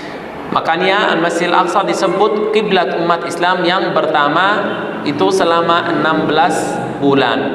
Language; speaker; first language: Indonesian; non-native, fluent; Arabic